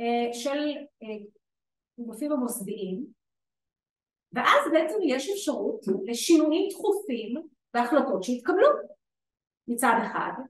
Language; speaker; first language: Hebrew; native; Hebrew